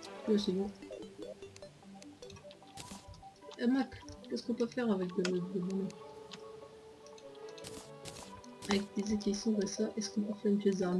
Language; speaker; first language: French; native; French